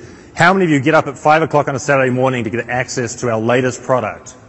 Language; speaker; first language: English; native; English